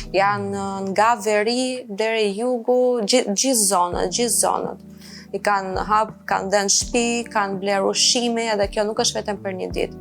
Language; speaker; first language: Albanian; non-native, fluent; Ukrainian